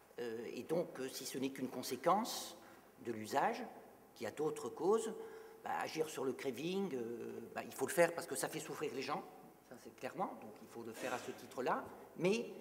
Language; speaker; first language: French; native; French